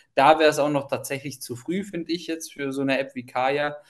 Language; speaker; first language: German; early bilingual, other home language; Ukrainian